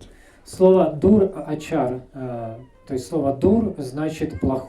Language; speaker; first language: Russian; native; Russian